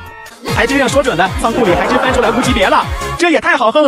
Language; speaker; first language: Chinese; native; Chinese